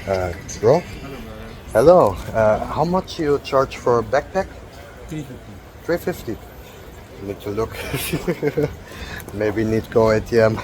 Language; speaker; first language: English; non-native, learner; German